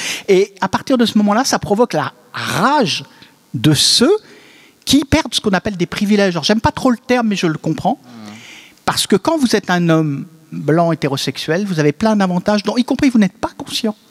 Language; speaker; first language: French; native; French